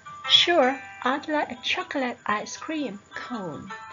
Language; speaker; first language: English; non-native, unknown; Thai